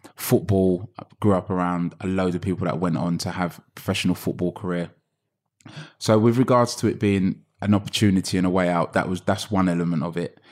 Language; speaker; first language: English; native; English